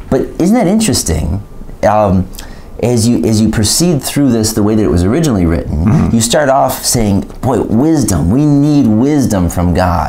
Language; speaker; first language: English; native; English